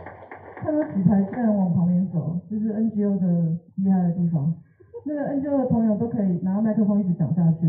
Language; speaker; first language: Chinese; native; Chinese